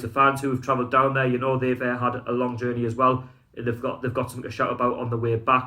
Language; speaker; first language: English; native; English